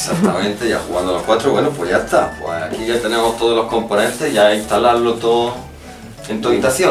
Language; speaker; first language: Spanish; native; Spanish